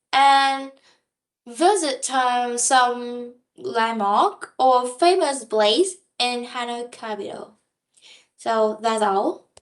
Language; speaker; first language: English; non-native, learner; Vietnamese